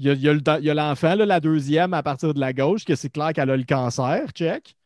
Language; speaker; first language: French; native; French